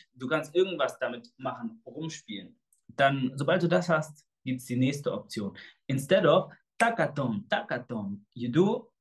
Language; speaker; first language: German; early bilingual, other home language; Portuguese